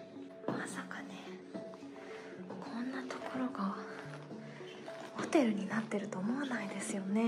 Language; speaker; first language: Japanese; native; Japanese